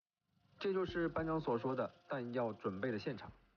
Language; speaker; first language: Chinese; native; Chinese